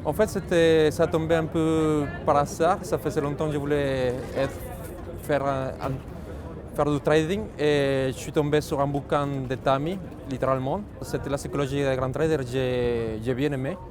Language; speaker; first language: French; non-native, fluent; Spanish